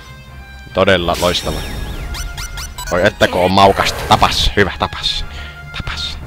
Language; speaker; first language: Finnish; native; Finnish